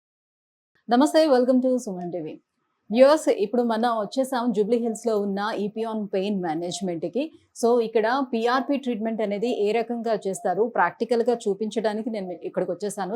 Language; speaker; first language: Telugu; native; Telugu